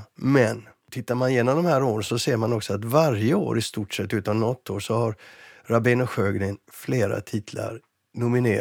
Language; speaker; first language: Swedish; native; Swedish